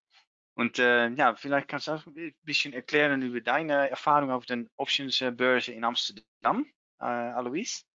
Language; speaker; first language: German; non-native, learner; Dutch